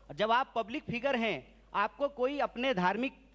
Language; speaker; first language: Hindi; native; Hindi